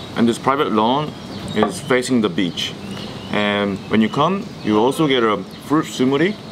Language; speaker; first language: English; non-native, fluent; Korean